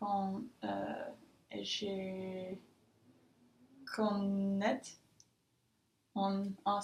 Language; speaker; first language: French; non-native, learner; English